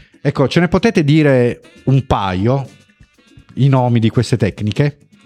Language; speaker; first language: Italian; native; Italian